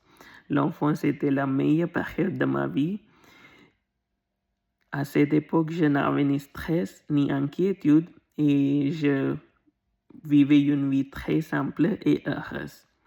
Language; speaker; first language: French; non-native, learner; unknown